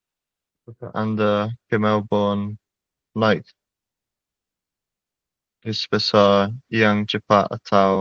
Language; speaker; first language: Indonesian; non-native, learner; English